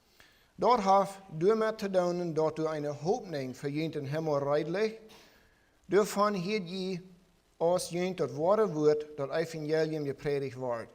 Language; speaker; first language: German; non-native, learner; Plautdietsch